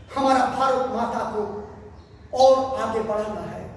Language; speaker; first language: Hindi; non-native, local second language; Bangla